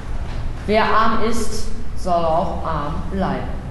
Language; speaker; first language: German; native; German